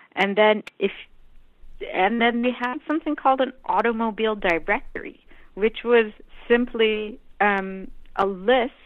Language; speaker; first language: English; non-native, local second language; Hindi